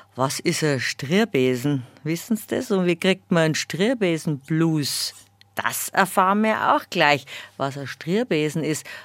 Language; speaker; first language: German; native; German